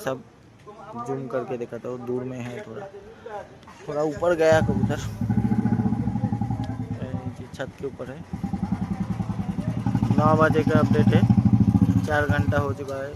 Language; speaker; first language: Hindi; non-native, local second language; Bangla